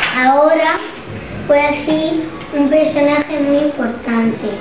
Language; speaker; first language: Spanish; early bilingual, other home language; Arabic